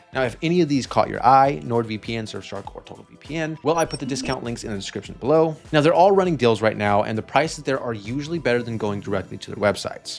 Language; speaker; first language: English; native; English